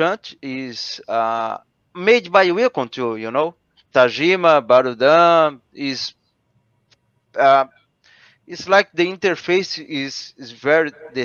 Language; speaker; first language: English; non-native, learner; Portuguese